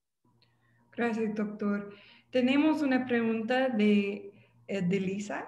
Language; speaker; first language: Spanish; non-native, fluent; English